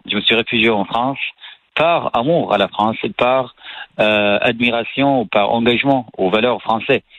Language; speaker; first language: French; non-native, fluent; Arabic